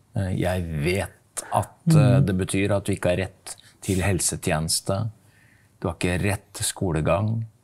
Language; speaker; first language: Norwegian; native; Norwegian